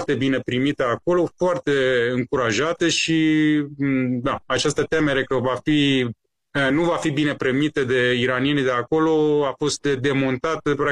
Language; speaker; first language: Romanian; non-native, fluent; Persian